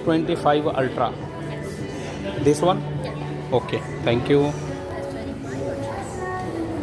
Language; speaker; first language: English; non-native, local second language; Hindi